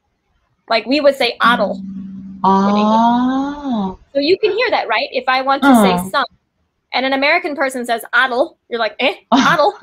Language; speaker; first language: English; non-native, fluent; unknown